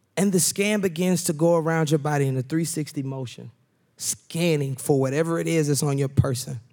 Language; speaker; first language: English; native; English